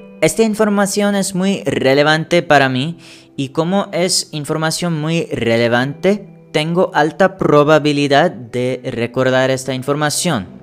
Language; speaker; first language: Spanish; non-native, learner; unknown